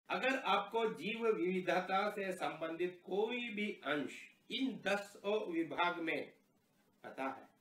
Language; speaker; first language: Hindi; non-native, local second language; Telugu